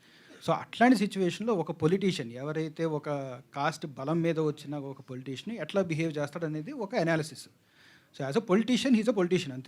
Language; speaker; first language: Telugu; native; Telugu